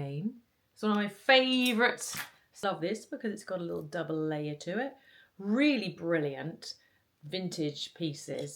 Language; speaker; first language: English; native; English